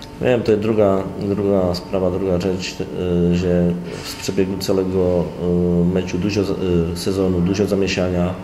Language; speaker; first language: Polish; non-native, learner; Slovak